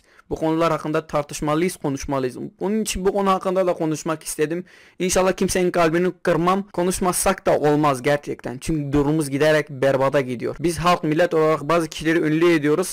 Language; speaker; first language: Turkish; non-native, local second language; Kurdish